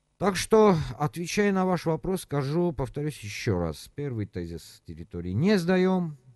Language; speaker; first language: Russian; non-native, local second language; Armenian